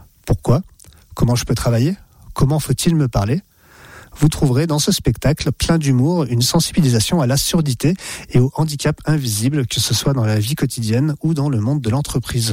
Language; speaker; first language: French; native; French